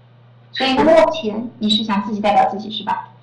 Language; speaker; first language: Chinese; native; Chinese